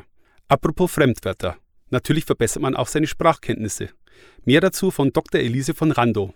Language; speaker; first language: German; native; German